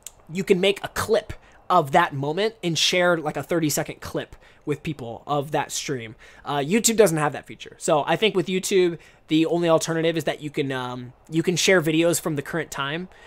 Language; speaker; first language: English; native; English